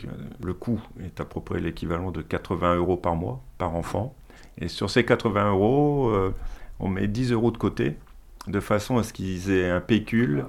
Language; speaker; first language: French; native; French